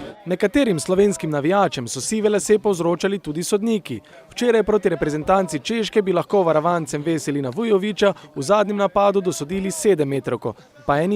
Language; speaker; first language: Slovenian; native; Slovenian